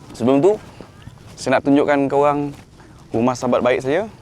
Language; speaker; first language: Malay; native; Malay